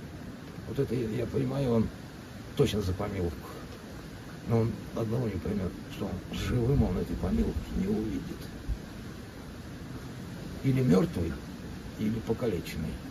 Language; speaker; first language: Russian; native; Russian